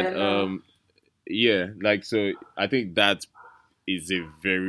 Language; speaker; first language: English; non-native, local second language; Yoruba